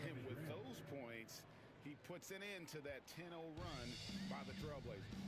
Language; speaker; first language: English; native; English